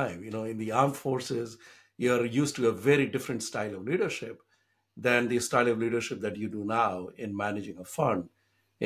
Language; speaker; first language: English; non-native, local second language; Hindi